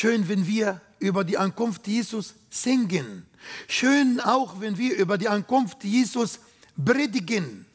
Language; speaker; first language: German; non-native, learner; Arabic